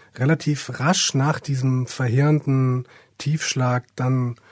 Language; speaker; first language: German; native; German